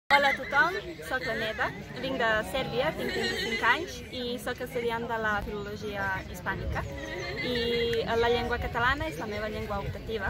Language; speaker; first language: Catalan; non-native, learner; Serbian